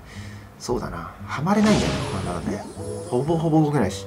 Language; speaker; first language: Japanese; native; Japanese